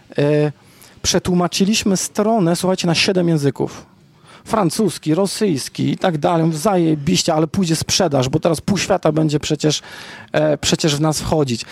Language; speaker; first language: Polish; native; Polish